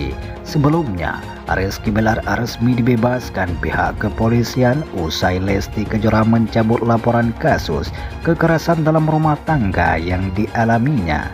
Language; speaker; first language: Indonesian; native; Indonesian